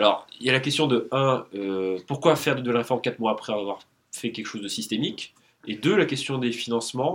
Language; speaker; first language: French; native; French